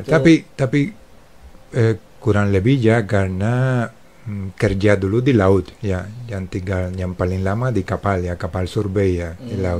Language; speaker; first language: Indonesian; non-native, fluent; Spanish